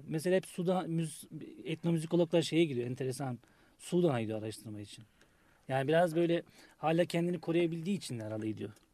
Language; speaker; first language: Turkish; native; Turkish